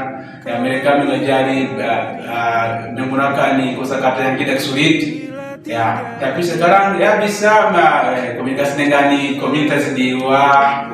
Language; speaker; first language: Indonesian; non-native, learner; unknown